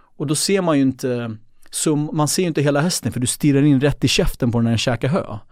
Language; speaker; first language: Swedish; early bilingual, other home language; Kurdish